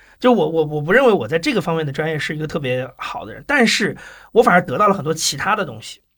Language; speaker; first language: Chinese; native; Chinese